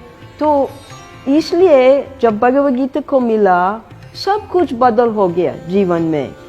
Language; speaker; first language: Hindi; non-native, fluent; English